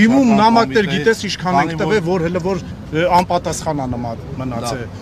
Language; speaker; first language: Armenian; native; Armenian